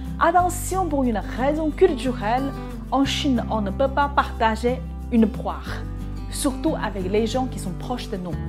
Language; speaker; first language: French; non-native, fluent; Chinese